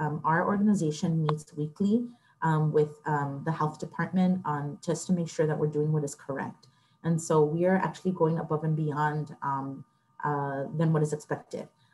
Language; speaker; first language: English; early bilingual, other home language; Spanish